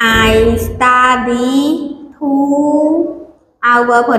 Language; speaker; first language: English; non-native, learner; Khmer